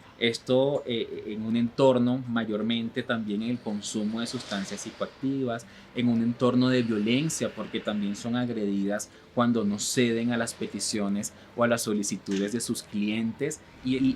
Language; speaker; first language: Spanish; native; Spanish